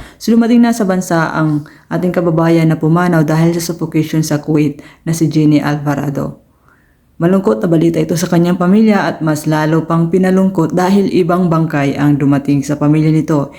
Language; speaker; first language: Filipino; native; Filipino